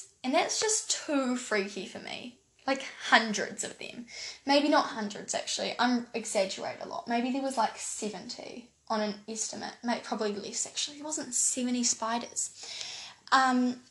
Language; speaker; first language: English; native; English